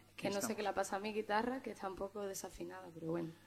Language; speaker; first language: Spanish; native; Spanish